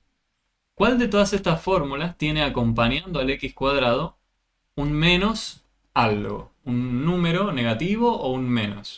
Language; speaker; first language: Spanish; native; Spanish